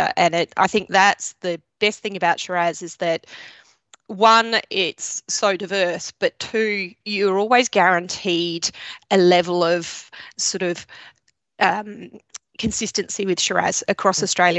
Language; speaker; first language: English; native; English